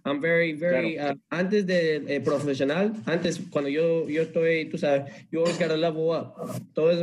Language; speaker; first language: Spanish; early bilingual, heritage; English